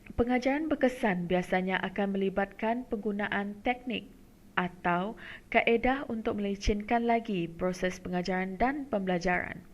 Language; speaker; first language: Malay; non-native, local second language; Iban